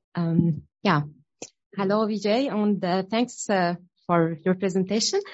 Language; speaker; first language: English; non-native, learner; Arabic